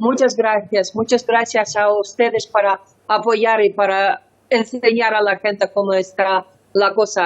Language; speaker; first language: Spanish; non-native, learner; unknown